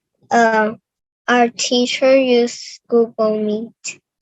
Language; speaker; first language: English; non-native, learner; Cantonese